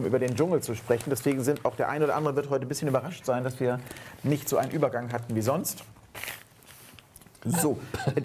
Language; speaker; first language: German; native; German